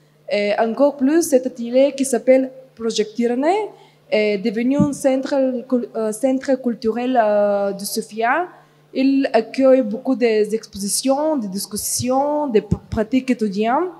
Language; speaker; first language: French; non-native, fluent; Bulgarian